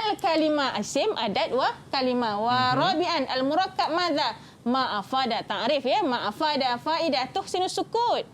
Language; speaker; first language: Arabic; non-native, fluent; Malay